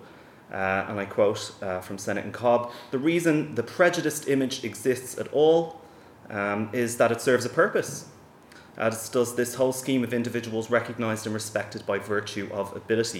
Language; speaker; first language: English; native; English